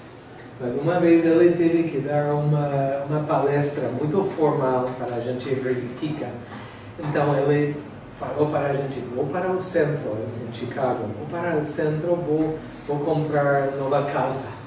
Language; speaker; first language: Portuguese; non-native, fluent; English